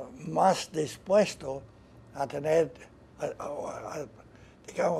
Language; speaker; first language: Spanish; non-native, fluent; English